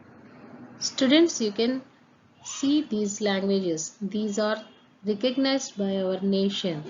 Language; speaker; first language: English; non-native, local second language; Telugu